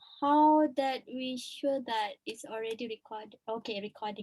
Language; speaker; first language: English; non-native, local second language; Malay